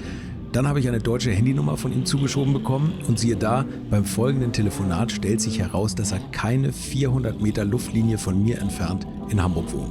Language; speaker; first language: German; native; German